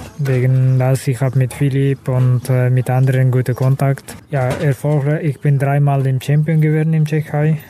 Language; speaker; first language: German; non-native, learner; Kazakh